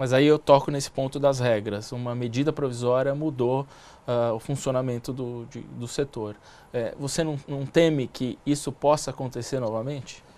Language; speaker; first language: Portuguese; native; Portuguese